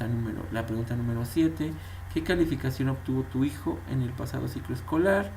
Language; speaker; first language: Spanish; native; Spanish